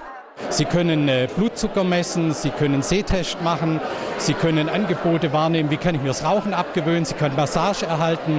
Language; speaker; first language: German; native; German